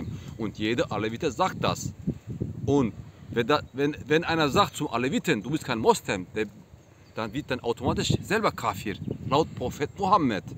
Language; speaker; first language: German; non-native, fluent; Turkish